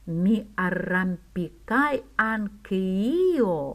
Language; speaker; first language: Italian; non-native, fluent; Ukrainian